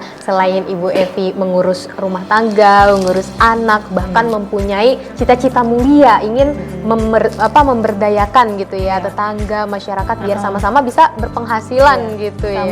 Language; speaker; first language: Indonesian; native; Indonesian